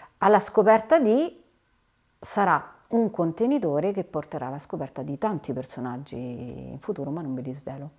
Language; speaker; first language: Italian; native; Italian